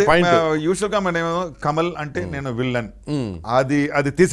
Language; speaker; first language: Telugu; non-native, learner; Tamil